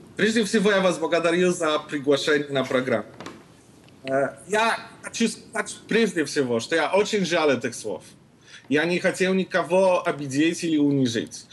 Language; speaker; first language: Russian; non-native, fluent; Polish